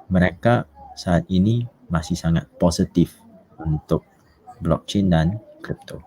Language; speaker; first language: Indonesian; non-native, fluent; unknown